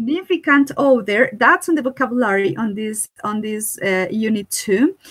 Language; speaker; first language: English; non-native, fluent; Spanish